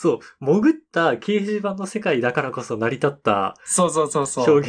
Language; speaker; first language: Japanese; native; Japanese